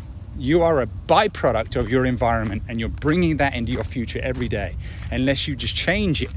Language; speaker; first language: English; native; English